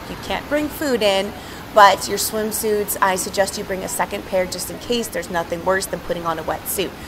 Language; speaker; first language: English; native; English